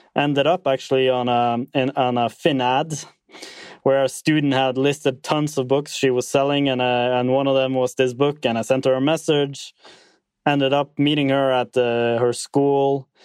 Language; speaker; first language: English; non-native, fluent; Norwegian